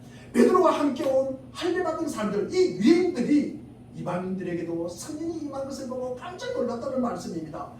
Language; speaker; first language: Korean; native; Korean